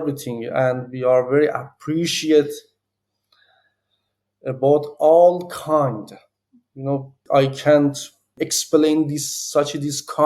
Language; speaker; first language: English; non-native, learner; Persian